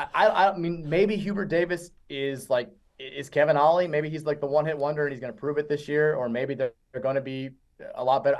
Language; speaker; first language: English; native; English